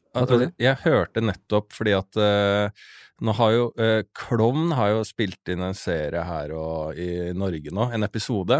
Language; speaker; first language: Norwegian; native; Norwegian